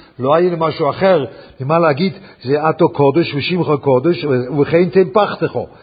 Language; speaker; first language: Hebrew; non-native, fluent; English